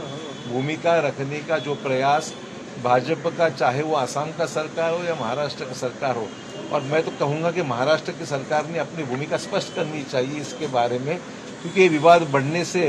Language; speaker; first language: Hindi; non-native, local second language; Marathi